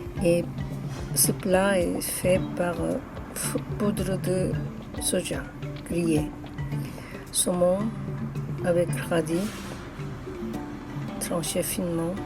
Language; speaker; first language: French; non-native, fluent; Korean